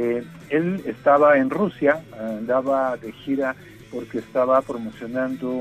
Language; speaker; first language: Spanish; native; Spanish